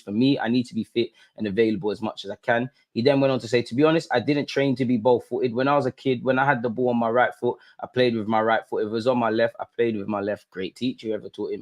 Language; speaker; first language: English; native; English